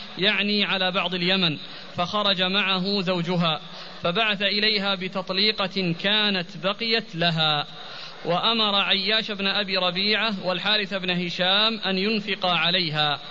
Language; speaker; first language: Arabic; native; Arabic